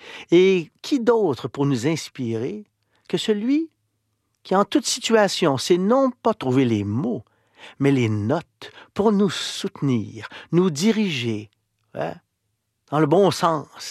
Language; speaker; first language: French; native; French